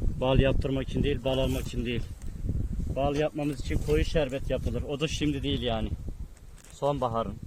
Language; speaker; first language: Turkish; native; Turkish